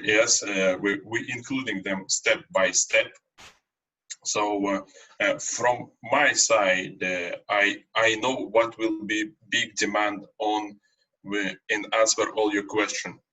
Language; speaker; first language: English; non-native, fluent; Russian